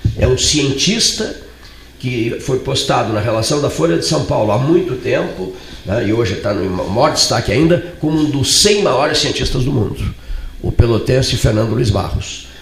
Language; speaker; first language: Portuguese; native; Portuguese